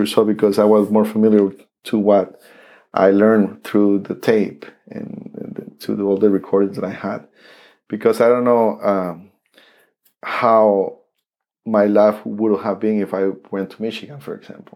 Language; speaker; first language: English; non-native, fluent; Spanish